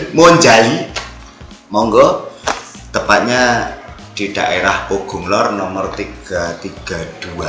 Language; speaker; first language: Indonesian; non-native, local second language; Javanese